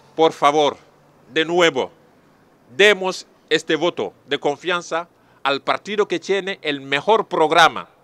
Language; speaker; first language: Spanish; non-native, fluent; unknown